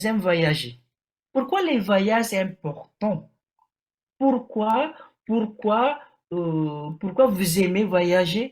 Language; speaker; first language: French; non-native, fluent; Indonesian